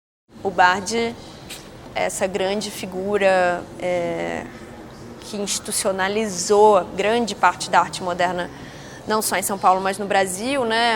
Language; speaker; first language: Portuguese; native; Portuguese